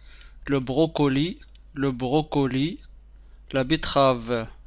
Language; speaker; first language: French; non-native, fluent; Arabic